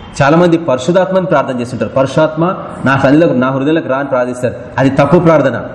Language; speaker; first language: Telugu; native; Telugu